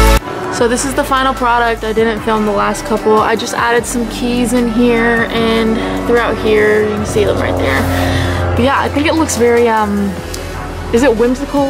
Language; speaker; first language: English; native; English